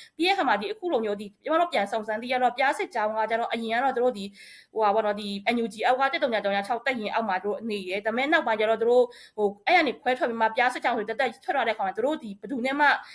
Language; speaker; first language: Burmese; non-native, local second language; Shan